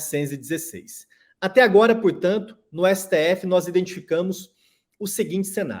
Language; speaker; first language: Portuguese; native; Portuguese